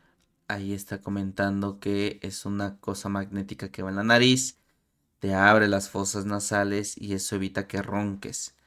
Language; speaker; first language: Spanish; native; Spanish